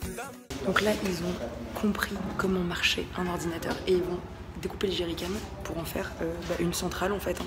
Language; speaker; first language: French; native; French